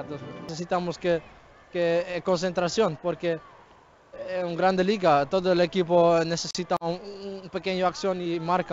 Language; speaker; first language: Spanish; non-native, learner; Dutch